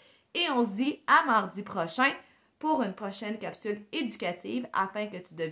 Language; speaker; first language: French; native; French